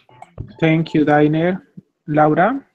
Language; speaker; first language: English; non-native, fluent; Spanish